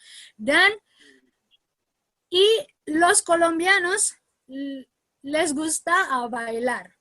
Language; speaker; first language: Spanish; non-native, learner; Indonesian